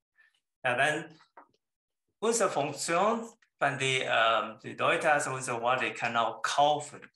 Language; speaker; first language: German; non-native, learner; Chinese